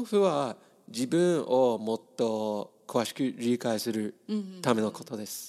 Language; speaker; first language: Japanese; non-native, learner; English